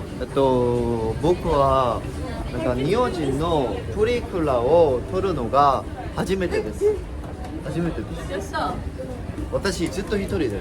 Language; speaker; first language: Japanese; non-native, learner; Korean